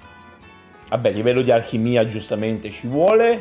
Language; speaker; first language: Italian; native; Italian